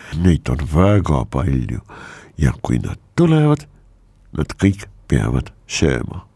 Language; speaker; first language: Estonian; non-native, local second language; Russian